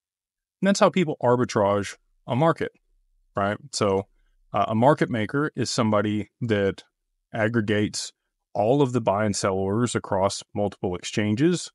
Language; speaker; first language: English; native; English